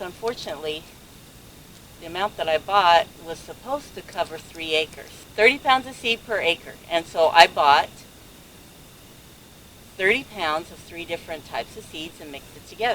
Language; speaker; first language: English; native; English